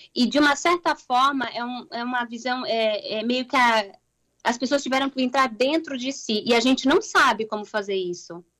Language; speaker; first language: Portuguese; native; Portuguese